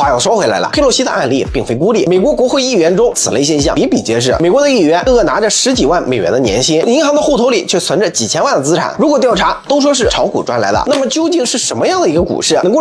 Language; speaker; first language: Chinese; native; Chinese